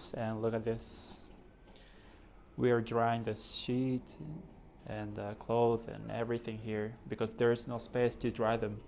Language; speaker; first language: English; non-native, fluent; Japanese